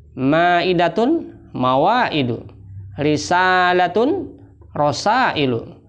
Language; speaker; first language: Arabic; non-native, fluent; Indonesian